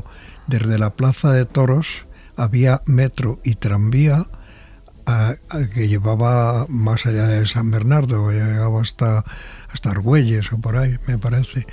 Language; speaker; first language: Spanish; native; Spanish